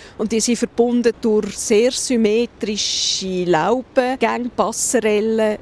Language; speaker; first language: German; native; German